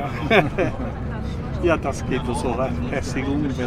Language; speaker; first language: German; non-native, learner; Spanish